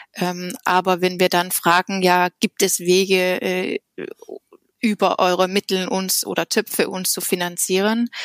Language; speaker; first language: German; non-native, fluent; Danish